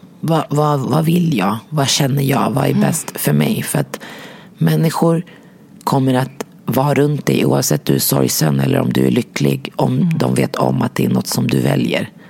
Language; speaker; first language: Swedish; early bilingual, other home language; Arabic